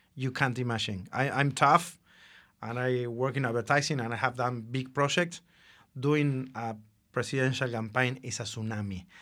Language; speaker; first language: English; non-native, fluent; Spanish